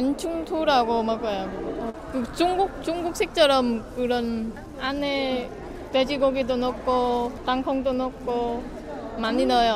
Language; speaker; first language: Korean; non-native, fluent; Vietnamese